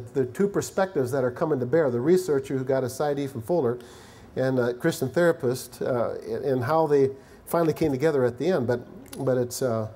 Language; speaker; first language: English; native; English